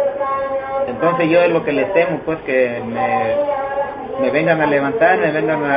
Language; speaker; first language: Spanish; native; Spanish